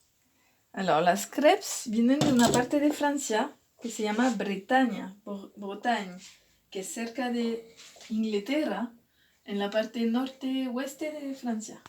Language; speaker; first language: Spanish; non-native, fluent; French